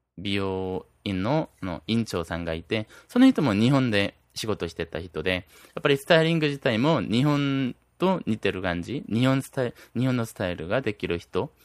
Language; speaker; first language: Japanese; non-native, fluent; Korean